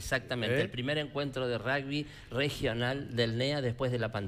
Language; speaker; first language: Spanish; native; Spanish